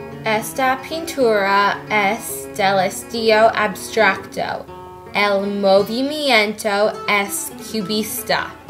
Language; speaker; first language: Spanish; non-native, learner; English